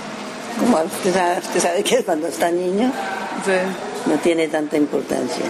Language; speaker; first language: Spanish; early bilingual, other home language; Japanese